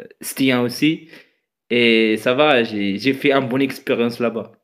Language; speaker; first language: French; non-native, fluent; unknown